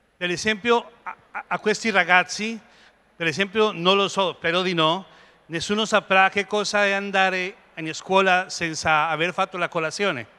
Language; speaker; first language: Italian; non-native, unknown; Spanish